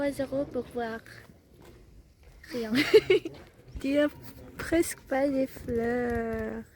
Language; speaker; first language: French; non-native, learner; Indonesian